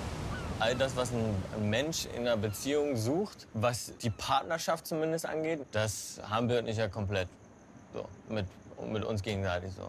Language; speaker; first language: German; native; German